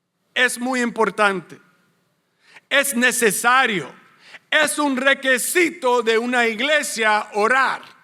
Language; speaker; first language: Spanish; non-native, fluent; English